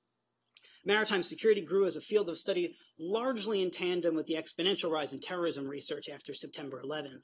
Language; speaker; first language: English; native; English